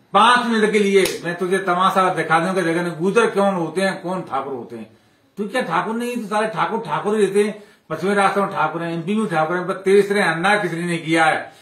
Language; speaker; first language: Hindi; native; Hindi